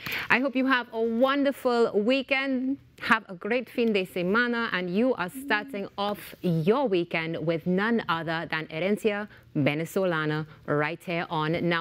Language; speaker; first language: English; native; English